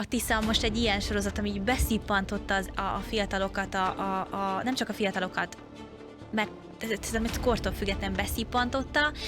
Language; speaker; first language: Hungarian; native; Hungarian